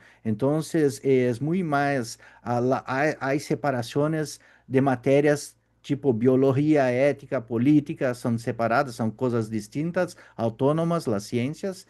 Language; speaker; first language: Spanish; non-native, fluent; Portuguese